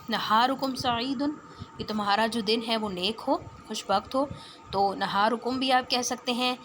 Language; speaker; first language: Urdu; non-native, local second language; Punjabi